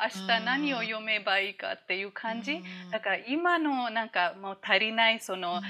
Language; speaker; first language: Japanese; non-native, fluent; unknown